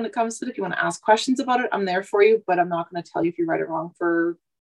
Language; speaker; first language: English; native; English